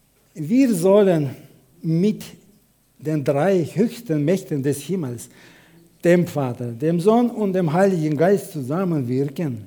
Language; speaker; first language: German; non-native, fluent; Russian